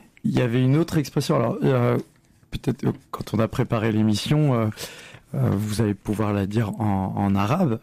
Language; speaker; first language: French; native; French